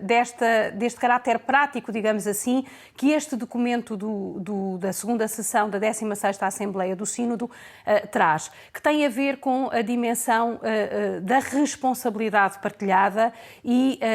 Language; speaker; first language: Portuguese; native; Portuguese